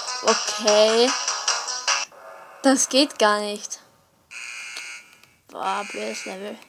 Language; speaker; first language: German; native; German